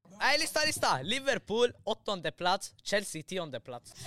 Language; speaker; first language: Swedish; early bilingual, other home language; Arabic